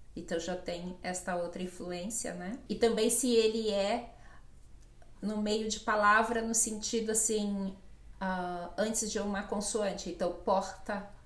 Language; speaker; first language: Portuguese; native; Portuguese